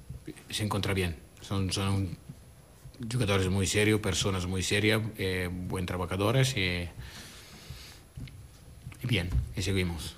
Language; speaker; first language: Spanish; non-native, fluent; Italian